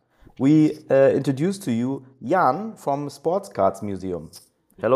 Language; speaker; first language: English; non-native, fluent; German